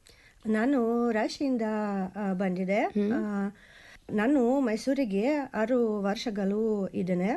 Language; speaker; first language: Kannada; non-native, learner; Russian